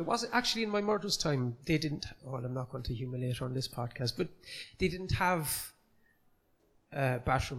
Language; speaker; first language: English; native; English